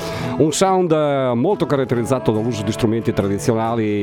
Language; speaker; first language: Italian; native; Italian